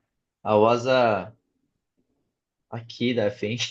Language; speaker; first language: English; non-native, learner; Portuguese